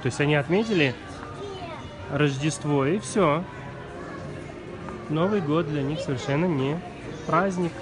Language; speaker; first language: Russian; native; Russian